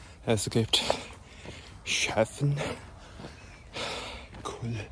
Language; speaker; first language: German; non-native, learner; Korean